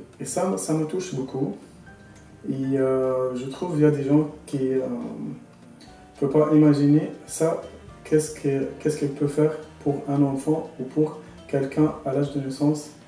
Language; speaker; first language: French; non-native, local second language; Arabic